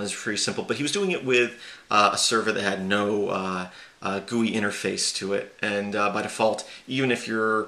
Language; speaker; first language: English; native; English